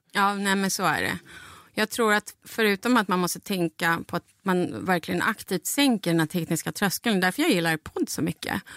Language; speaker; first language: Swedish; non-native, fluent; Spanish